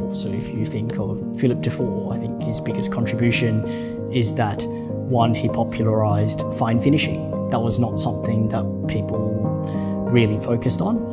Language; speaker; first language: English; native; English